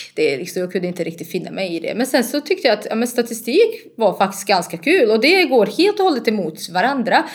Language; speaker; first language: Swedish; non-native, fluent; Bosnian